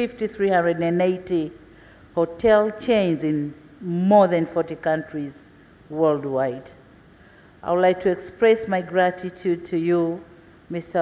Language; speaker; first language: English; non-native, local second language; Swahili